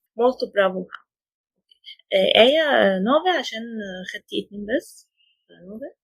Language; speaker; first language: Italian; non-native, fluent; Arabic